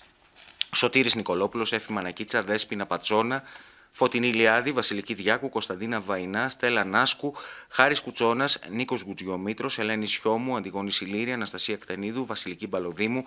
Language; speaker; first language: Greek; native; Greek